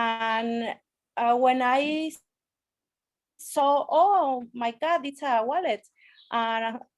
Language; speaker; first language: English; non-native, learner; Spanish